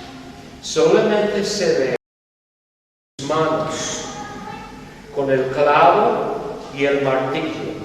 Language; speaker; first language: Spanish; non-native, fluent; English